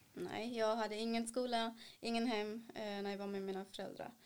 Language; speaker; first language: Swedish; early bilingual, other home language; Kannada